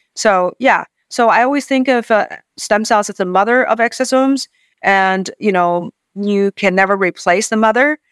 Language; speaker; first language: English; non-native, fluent; Chinese